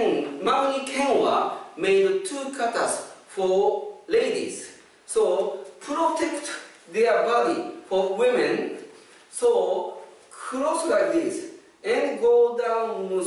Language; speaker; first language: English; non-native, fluent; Japanese